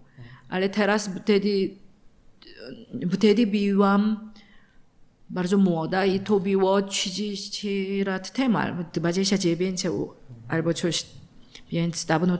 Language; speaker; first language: Polish; non-native, learner; Korean